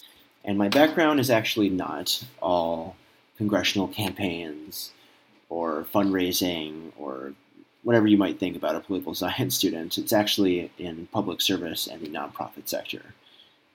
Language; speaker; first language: English; native; English